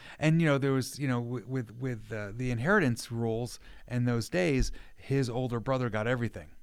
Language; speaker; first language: English; native; English